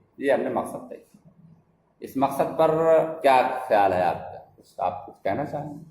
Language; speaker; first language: Urdu; native; Urdu